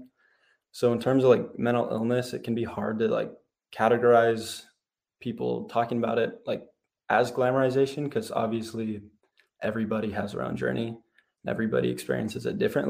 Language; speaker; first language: English; native; English